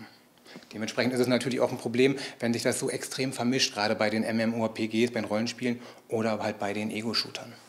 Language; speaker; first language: German; native; German